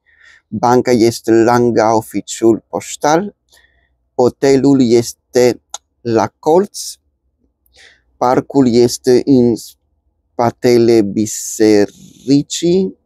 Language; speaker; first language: Romanian; non-native, learner; Spanish